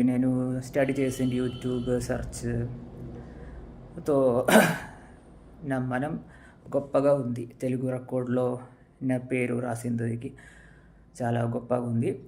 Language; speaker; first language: Telugu; non-native, learner; Malayalam